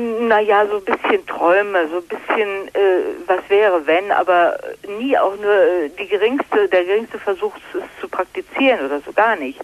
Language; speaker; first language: German; native; German